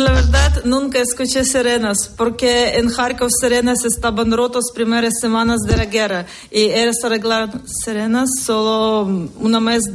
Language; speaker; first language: Spanish; non-native, learner; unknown